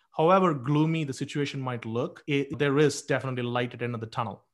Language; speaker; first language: English; non-native, local second language; Tamil